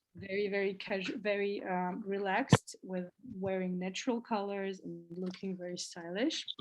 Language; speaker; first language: English; non-native, fluent; Georgian